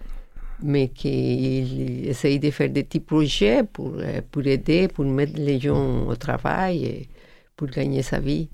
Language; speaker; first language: French; non-native, learner; Spanish